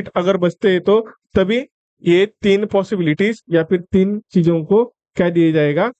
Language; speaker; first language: Hindi; non-native, local second language; Marathi